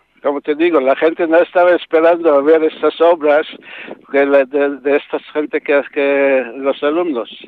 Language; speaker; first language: Spanish; non-native, learner; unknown